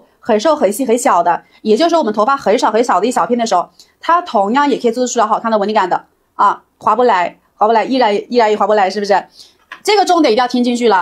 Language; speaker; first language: Chinese; native; Chinese